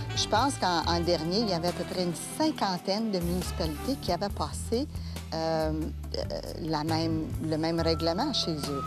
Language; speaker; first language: French; native; French